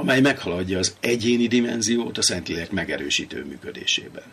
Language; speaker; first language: Hungarian; native; Hungarian